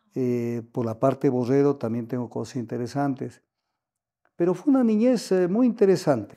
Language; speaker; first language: Spanish; native; Spanish